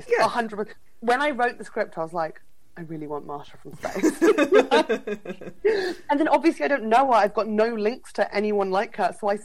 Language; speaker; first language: English; native; English